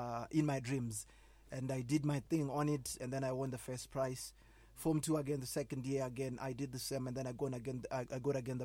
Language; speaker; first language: English; non-native, local second language; Shona